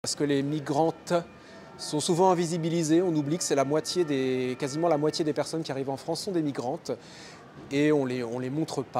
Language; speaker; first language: French; native; French